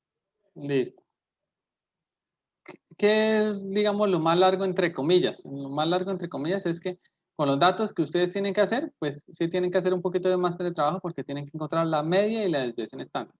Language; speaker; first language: Spanish; native; Spanish